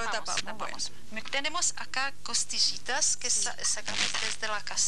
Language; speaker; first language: Spanish; non-native, learner; Czech